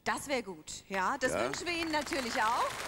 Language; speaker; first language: German; native; German